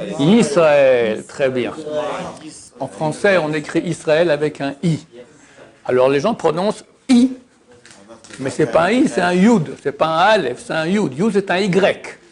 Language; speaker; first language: French; native; French